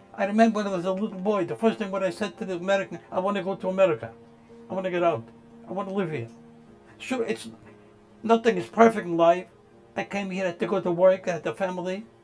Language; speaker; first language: English; non-native, fluent; Polish